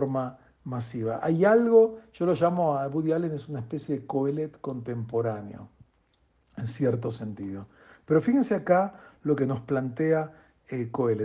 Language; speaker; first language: Spanish; native; Spanish